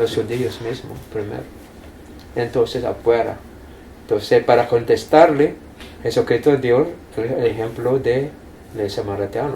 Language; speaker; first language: Spanish; non-native, fluent; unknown